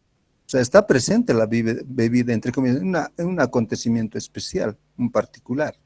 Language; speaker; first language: Spanish; native; Spanish